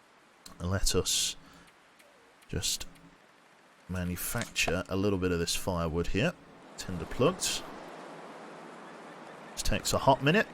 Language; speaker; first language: English; native; English